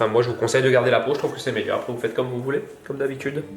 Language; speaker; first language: French; native; French